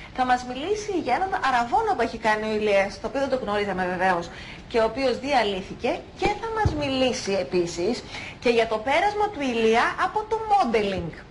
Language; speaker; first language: Greek; native; Greek